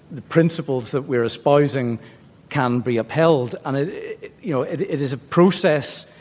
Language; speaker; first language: English; native; English